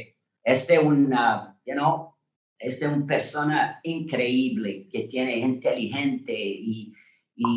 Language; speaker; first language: Spanish; non-native, learner; French